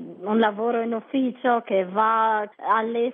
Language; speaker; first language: Italian; non-native, learner; Albanian